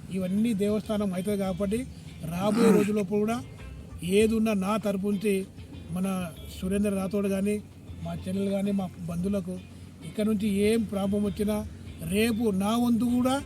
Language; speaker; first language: Telugu; native; Telugu